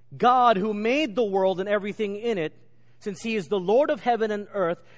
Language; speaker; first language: English; native; English